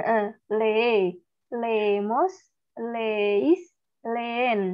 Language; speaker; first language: Spanish; non-native, learner; Indonesian